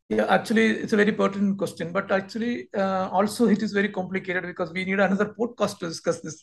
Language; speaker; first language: English; non-native, local second language; Malayalam